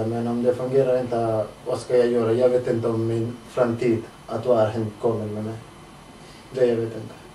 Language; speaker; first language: Swedish; non-native, learner; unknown